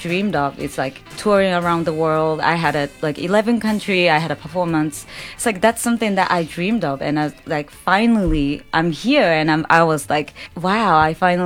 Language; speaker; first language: English; non-native, fluent; Japanese